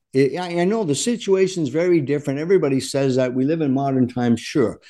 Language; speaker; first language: English; native; English